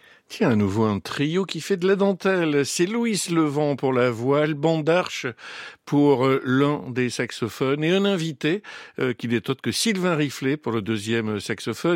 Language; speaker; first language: French; native; French